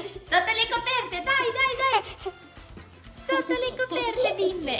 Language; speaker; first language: Italian; native; Italian